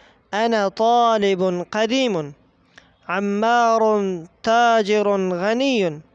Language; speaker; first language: Arabic; non-native, fluent; Persian